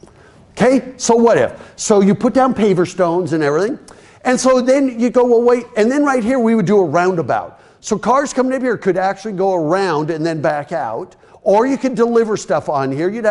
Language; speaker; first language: English; native; English